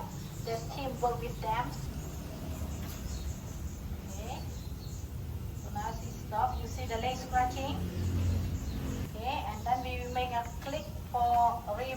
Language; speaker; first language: English; non-native, learner; Khmer